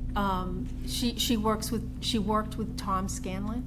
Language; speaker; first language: English; native; English